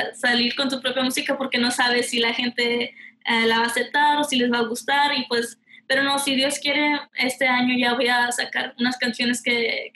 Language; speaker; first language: Spanish; early bilingual, heritage; Spanish